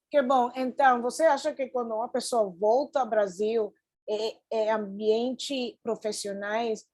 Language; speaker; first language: Portuguese; non-native, fluent; Spanish